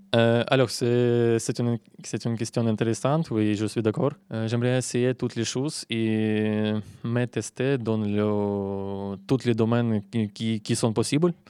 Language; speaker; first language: French; non-native, learner; Ukrainian